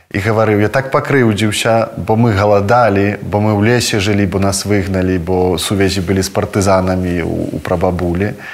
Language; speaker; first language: Belarusian; native; Belarusian